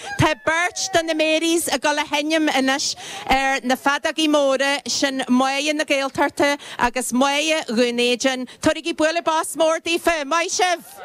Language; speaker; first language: Irish; native; Irish